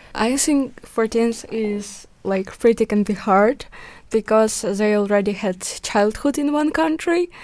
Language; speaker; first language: English; early bilingual, other home language; Ukrainian